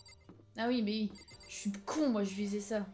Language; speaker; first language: French; native; French